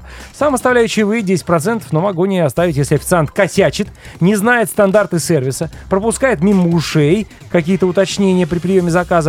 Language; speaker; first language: Russian; native; Russian